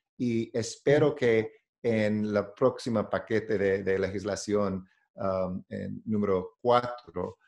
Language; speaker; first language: Spanish; non-native, learner; English